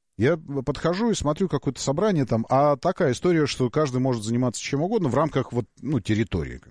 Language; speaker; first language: Russian; native; Russian